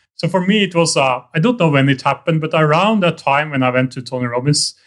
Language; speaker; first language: English; non-native, fluent; Norwegian